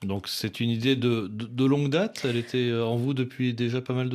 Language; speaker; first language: French; native; French